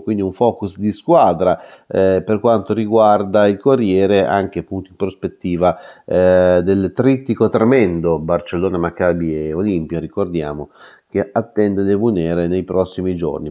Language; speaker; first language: Italian; native; Italian